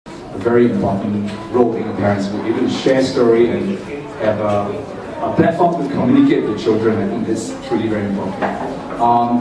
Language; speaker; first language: English; non-native, local second language; Chinese